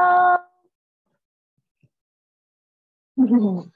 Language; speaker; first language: English; non-native, fluent; Vietnamese